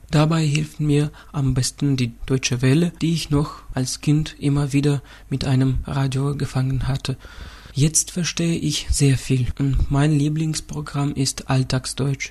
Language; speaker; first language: German; non-native, fluent; Russian